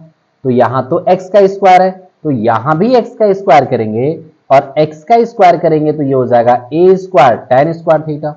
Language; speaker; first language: Hindi; native; Hindi